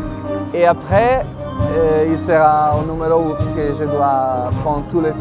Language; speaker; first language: French; non-native, learner; Italian